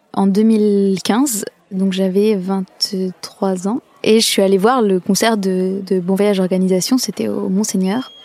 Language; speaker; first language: French; native; French